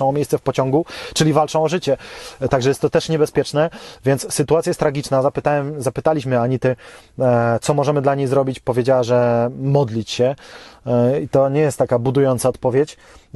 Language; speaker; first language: Polish; native; Polish